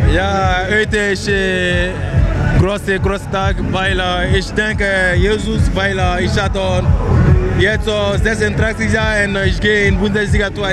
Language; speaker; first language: German; non-native, learner; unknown